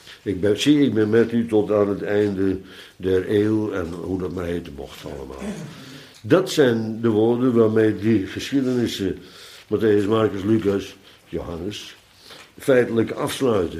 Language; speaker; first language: Dutch; native; Dutch